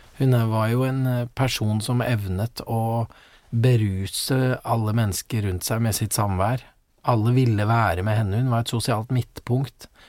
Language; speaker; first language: Norwegian; native; Norwegian